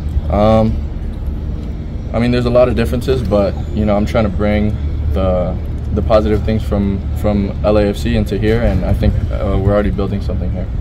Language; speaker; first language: English; early bilingual, other home language; Spanish